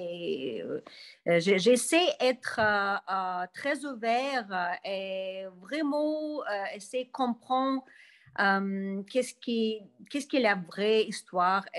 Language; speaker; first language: French; non-native, fluent; Russian